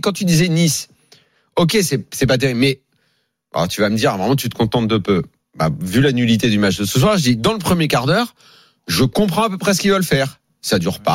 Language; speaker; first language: French; native; French